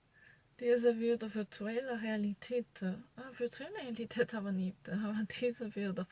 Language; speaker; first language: German; non-native, learner; Korean